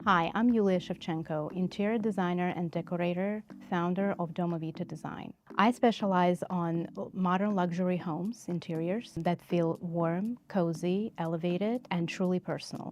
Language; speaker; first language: English; non-native, fluent; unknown